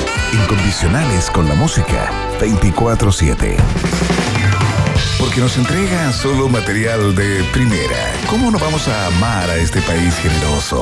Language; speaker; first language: Spanish; native; Spanish